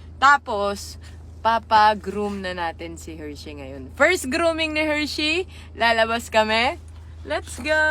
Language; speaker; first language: Filipino; native; Filipino